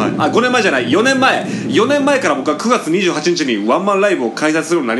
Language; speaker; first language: Japanese; native; Japanese